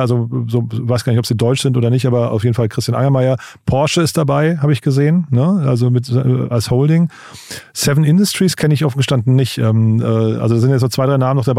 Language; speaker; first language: German; native; German